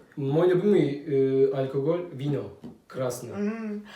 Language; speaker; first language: Russian; non-native, learner; Turkish